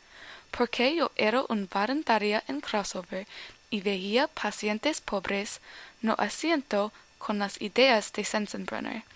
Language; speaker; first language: Spanish; non-native, learner; English